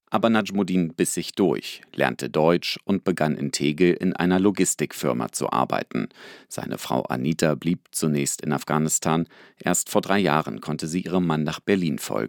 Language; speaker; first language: German; native; German